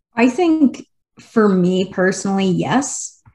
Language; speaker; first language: English; native; English